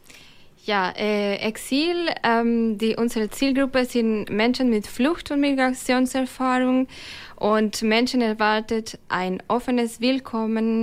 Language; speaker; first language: German; non-native, fluent; Spanish